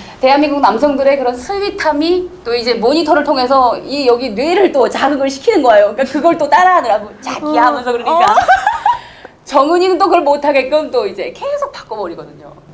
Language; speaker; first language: Korean; native; Korean